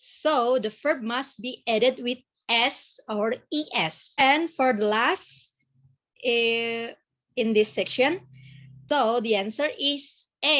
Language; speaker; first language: English; non-native, learner; Indonesian